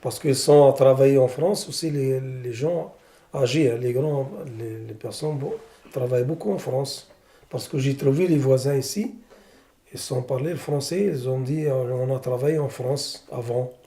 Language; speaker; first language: French; non-native, learner; Arabic